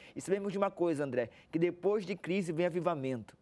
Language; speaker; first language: Portuguese; native; Portuguese